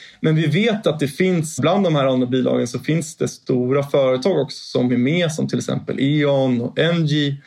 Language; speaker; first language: Swedish; native; Swedish